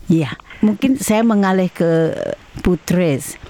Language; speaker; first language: Indonesian; native; Indonesian